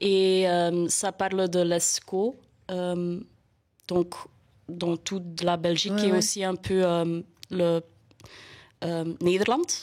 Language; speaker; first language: French; non-native, local second language; Dutch